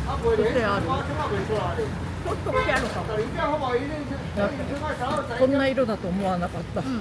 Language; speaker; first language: Japanese; native; Japanese